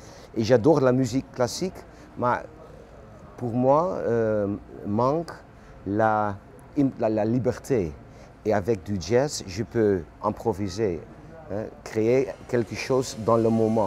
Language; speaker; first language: French; non-native, learner; Dutch